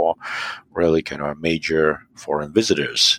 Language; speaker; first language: English; non-native, fluent; Russian